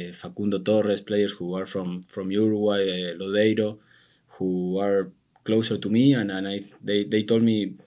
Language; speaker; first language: English; non-native, learner; Spanish